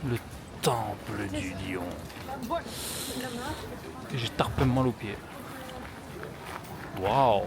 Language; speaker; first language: French; native; French